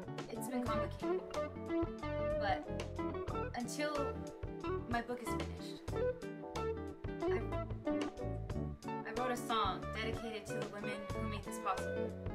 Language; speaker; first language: English; early bilingual, other home language; Spanish